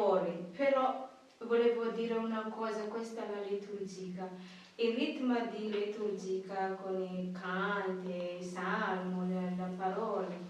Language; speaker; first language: Italian; non-native, learner; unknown